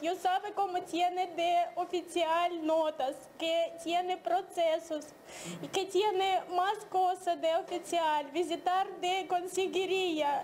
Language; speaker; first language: Spanish; non-native, learner; Ukrainian